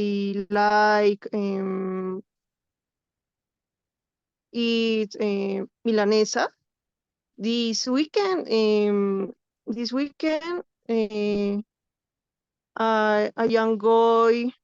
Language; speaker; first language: English; non-native, learner; Spanish